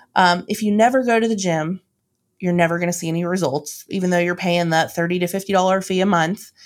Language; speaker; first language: English; native; English